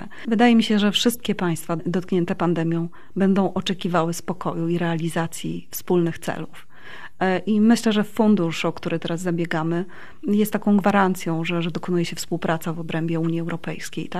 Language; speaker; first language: Polish; native; Polish